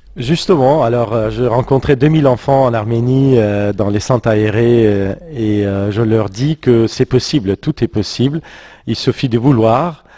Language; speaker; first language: French; non-native, local second language; Armenian